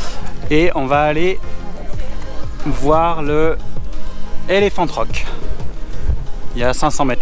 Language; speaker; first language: French; native; French